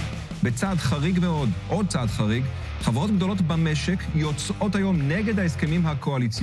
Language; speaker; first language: Hebrew; native; Hebrew